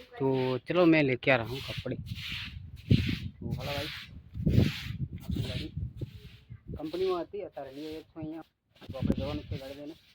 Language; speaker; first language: Hindi; non-native, local second language; Gujarati